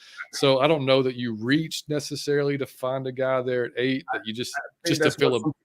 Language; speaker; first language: English; native; English